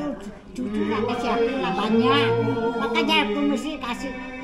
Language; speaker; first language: Indonesian; non-native, local second language; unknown